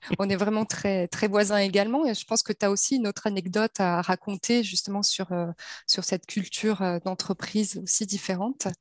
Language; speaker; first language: French; native; French